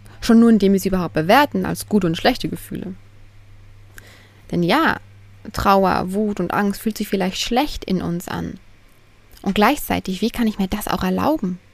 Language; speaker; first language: German; native; German